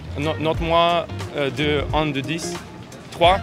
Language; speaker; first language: French; non-native, learner; Bulgarian